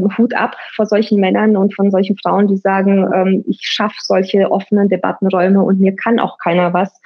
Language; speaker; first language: German; early bilingual, other home language; Romanian